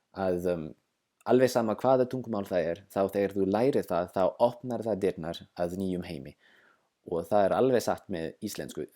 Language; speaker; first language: Icelandic; non-native, fluent; English